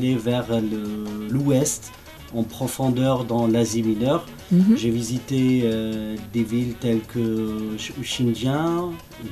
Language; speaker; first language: French; non-native, local second language; Arabic